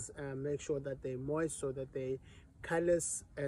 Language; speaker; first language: English; non-native, local second language; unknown